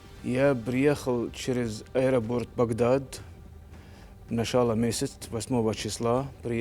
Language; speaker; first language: Russian; non-native, fluent; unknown